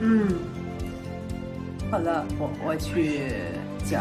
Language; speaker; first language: Chinese; non-native, fluent; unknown